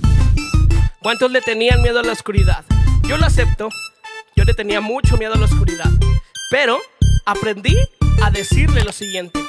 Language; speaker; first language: Spanish; native; Spanish